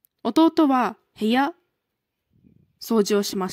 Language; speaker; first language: Japanese; non-native, fluent; Kyrgyz